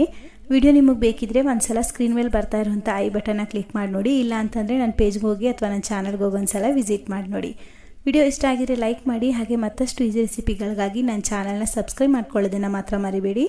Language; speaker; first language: Kannada; native; Kannada